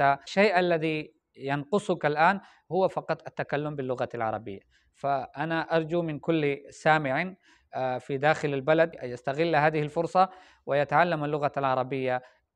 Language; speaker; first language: Arabic; non-native, fluent; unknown